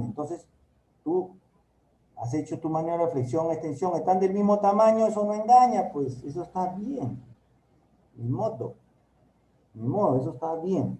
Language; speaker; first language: Spanish; native; Spanish